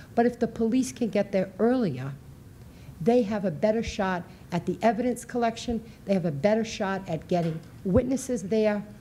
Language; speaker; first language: English; early bilingual, other home language; Portuguese